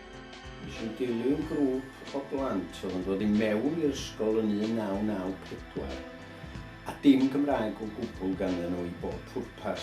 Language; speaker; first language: Welsh; native; Welsh